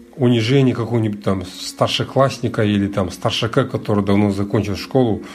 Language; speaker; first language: Russian; early bilingual, other home language; Mongolian